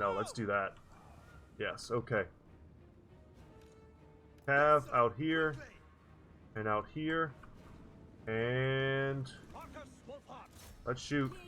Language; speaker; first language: English; native; English